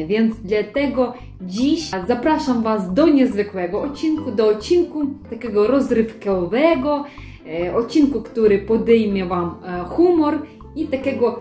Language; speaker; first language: Polish; non-native, learner; Russian